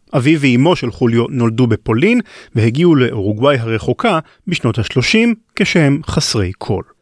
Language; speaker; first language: Hebrew; native; Hebrew